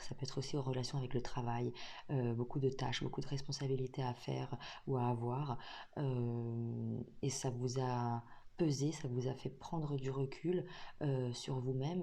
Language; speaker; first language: French; native; French